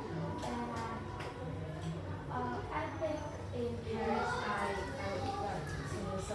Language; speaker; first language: English; non-native, learner; Vietnamese